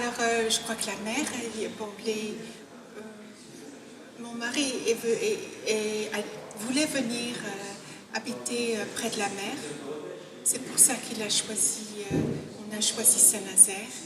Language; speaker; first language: French; non-native, fluent; English